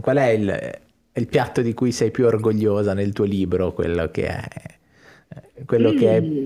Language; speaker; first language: Italian; native; Italian